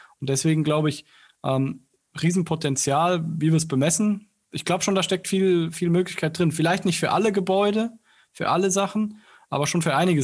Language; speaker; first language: German; native; German